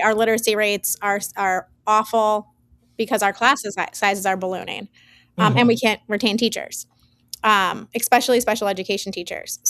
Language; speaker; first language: English; native; English